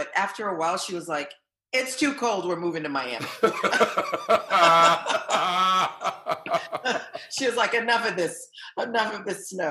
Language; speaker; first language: English; early bilingual, other home language; Haitian Creole